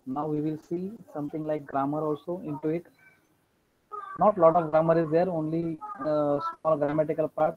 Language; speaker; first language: English; non-native, local second language; Marathi